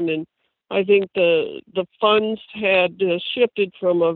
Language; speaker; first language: English; native; English